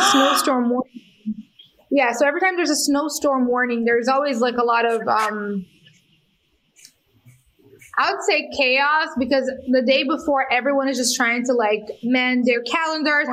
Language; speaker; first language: English; non-native, fluent; Portuguese